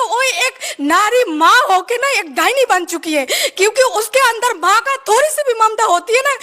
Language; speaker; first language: Hindi; non-native, fluent; Bangla